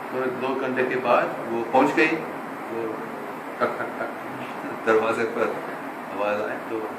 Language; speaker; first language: Hindi; non-native, local second language; English